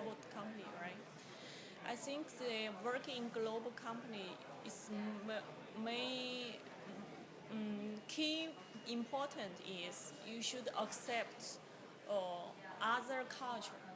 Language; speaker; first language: English; non-native, learner; Chinese